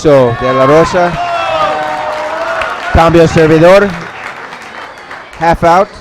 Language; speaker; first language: Spanish; non-native, learner; English